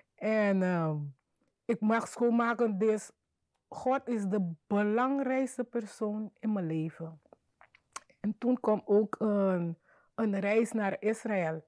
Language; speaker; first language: Dutch; non-native, fluent; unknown